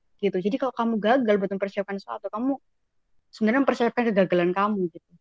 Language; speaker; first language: Indonesian; native; Indonesian